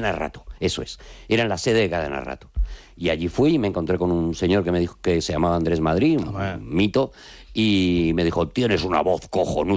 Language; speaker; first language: Spanish; native; Spanish